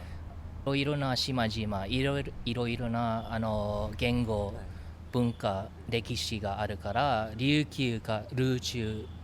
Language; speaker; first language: Japanese; early bilingual, heritage; English